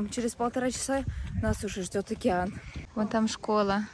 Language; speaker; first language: Russian; native; Russian